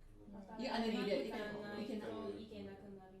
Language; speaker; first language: Japanese; non-native, learner; English